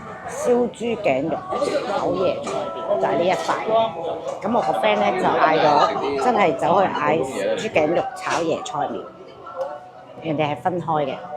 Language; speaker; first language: Cantonese; native; Cantonese